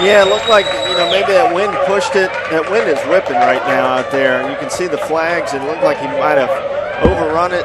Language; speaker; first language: English; native; English